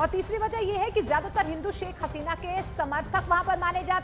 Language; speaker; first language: Hindi; native; Hindi